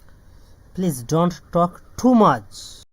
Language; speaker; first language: English; non-native, learner; Bangla